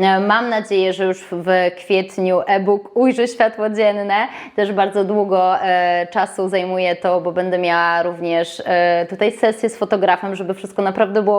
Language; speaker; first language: Polish; native; Polish